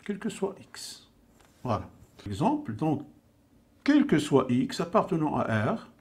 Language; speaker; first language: French; non-native, local second language; Arabic